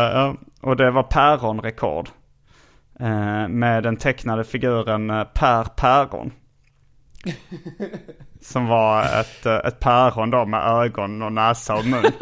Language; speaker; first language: Swedish; native; Swedish